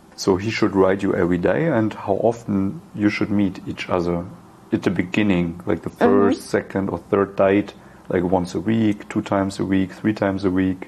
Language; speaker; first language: English; non-native, fluent; German